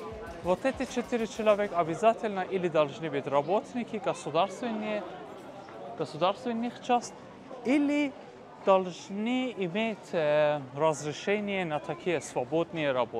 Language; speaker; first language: Russian; non-native, fluent; Persian